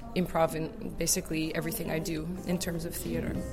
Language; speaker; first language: English; native; English